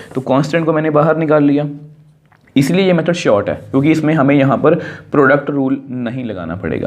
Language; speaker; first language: Hindi; native; Hindi